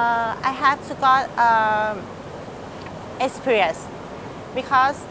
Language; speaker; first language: English; non-native, learner; Thai